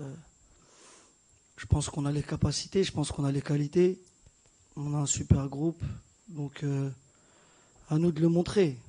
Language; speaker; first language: French; native; French